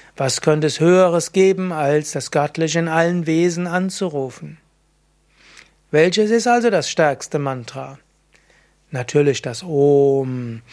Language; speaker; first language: German; native; German